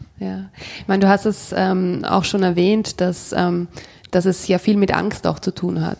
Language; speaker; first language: German; native; German